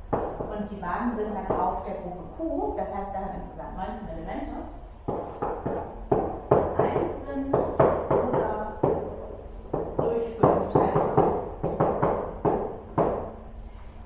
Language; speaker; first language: German; native; German